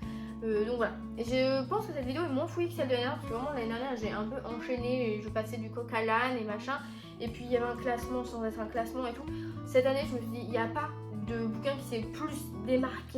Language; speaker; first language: French; native; French